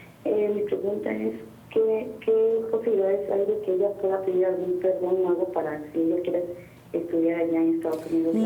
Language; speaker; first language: Spanish; native; Spanish